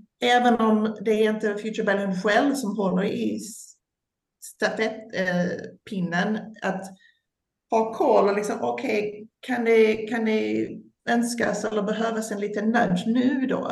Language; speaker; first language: Swedish; non-native, fluent; English